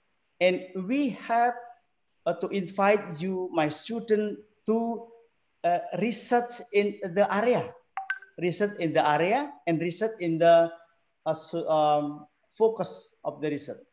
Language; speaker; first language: English; non-native, learner; Indonesian